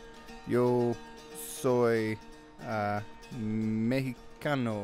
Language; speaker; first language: Spanish; non-native, learner; English